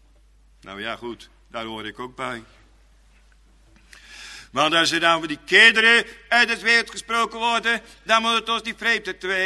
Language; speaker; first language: Dutch; native; Dutch